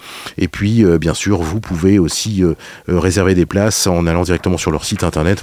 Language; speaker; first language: French; native; French